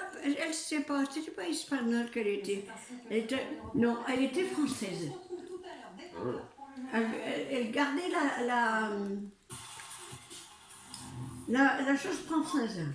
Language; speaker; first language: French; early bilingual, other home language; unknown